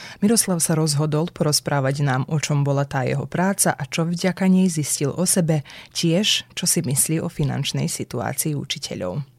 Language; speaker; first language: Slovak; early bilingual, heritage; Slovak